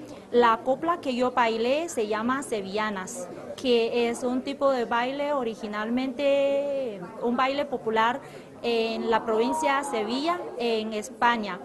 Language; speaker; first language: Spanish; non-native, fluent; Chinese